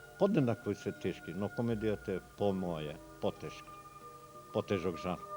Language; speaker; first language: Macedonian; non-native, local second language; Turkish